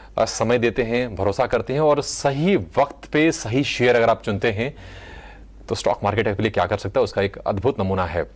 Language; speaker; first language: Hindi; native; Hindi